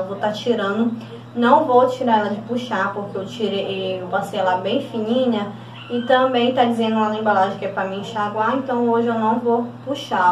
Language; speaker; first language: Portuguese; native; Portuguese